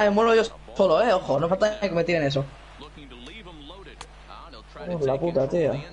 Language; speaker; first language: Spanish; native; Spanish